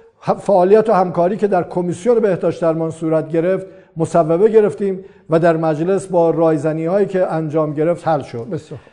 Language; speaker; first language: Persian; non-native, local second language; Azerbaijani